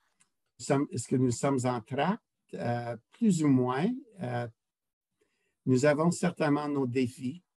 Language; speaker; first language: French; non-native, local second language; English